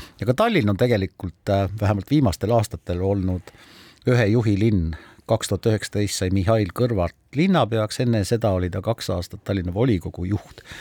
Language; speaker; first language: Estonian; native; Estonian